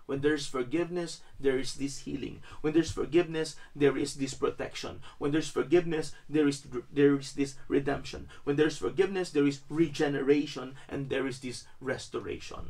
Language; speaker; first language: English; non-native, local second language; Filipino